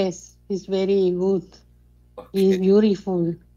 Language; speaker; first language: English; non-native, learner; Spanish